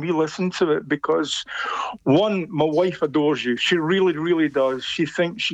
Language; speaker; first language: English; native; English